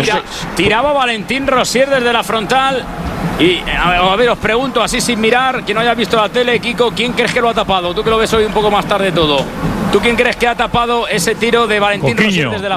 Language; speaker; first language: Spanish; native; Spanish